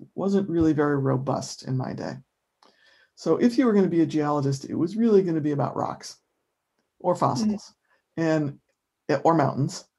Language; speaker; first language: English; native; English